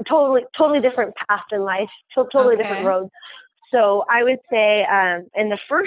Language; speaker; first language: English; native; English